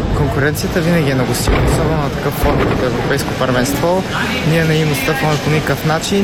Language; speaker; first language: Bulgarian; native; Bulgarian